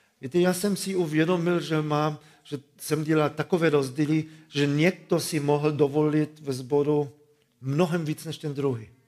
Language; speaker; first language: Czech; non-native, fluent; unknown